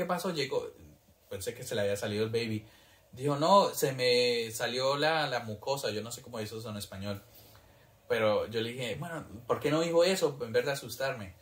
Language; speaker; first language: Spanish; early bilingual, heritage; Spanish